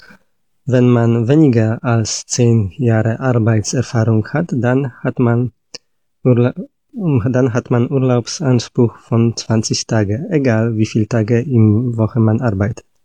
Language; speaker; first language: German; non-native, learner; Polish